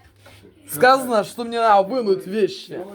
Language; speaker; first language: Russian; native; Russian